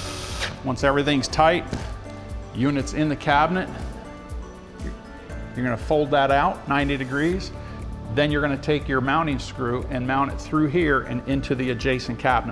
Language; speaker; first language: English; native; English